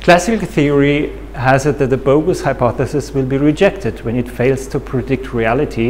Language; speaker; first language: English; non-native, fluent; German